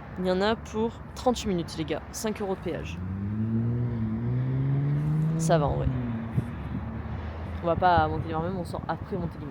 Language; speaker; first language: French; native; French